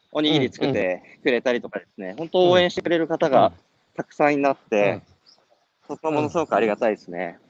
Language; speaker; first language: Japanese; native; Japanese